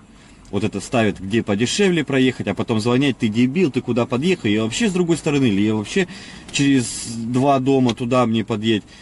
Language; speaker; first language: Russian; native; Russian